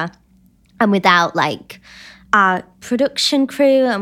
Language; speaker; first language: English; native; English